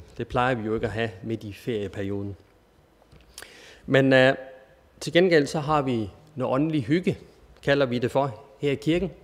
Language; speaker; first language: Danish; native; Danish